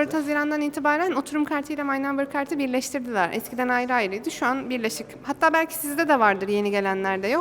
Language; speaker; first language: Turkish; native; Turkish